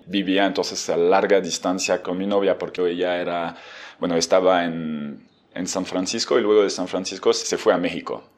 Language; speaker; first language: Spanish; non-native, fluent; French